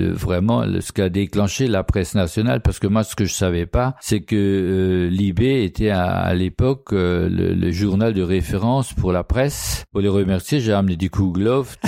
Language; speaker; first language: French; native; French